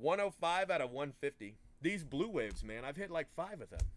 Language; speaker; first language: English; native; English